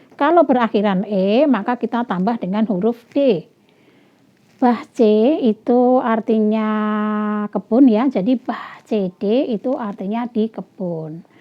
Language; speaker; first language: Indonesian; native; Indonesian